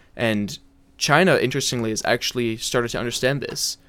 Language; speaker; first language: English; early bilingual, heritage; English